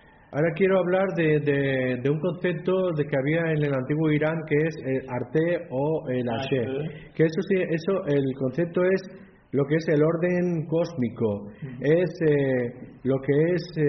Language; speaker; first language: Spanish; native; Spanish